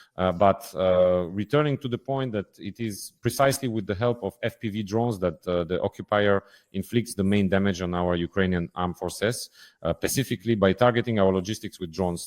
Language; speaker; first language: English; non-native, fluent; Ukrainian